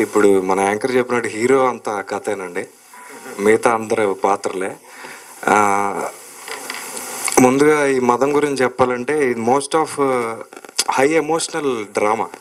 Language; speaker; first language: Telugu; native; Telugu